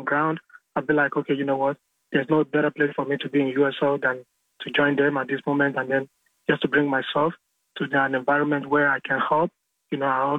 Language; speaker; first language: English; non-native, local second language; Yoruba